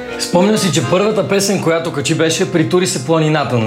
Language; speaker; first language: Bulgarian; native; Bulgarian